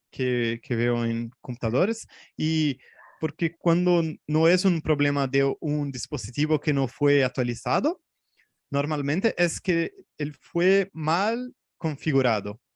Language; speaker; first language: Spanish; non-native, fluent; Portuguese